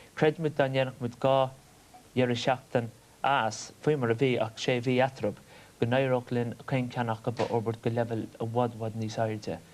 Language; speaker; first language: Irish; native; Irish